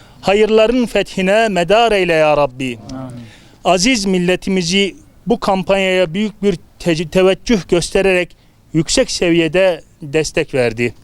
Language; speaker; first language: Turkish; native; Turkish